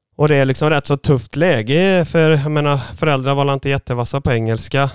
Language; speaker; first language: Swedish; early bilingual, other home language; Bosnian